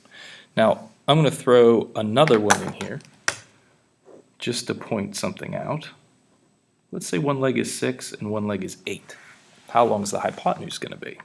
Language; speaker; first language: English; native; English